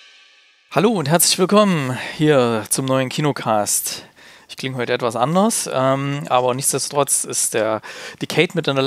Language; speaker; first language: German; native; German